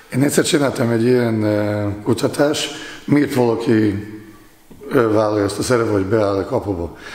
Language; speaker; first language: Hungarian; non-native, fluent; Bosnian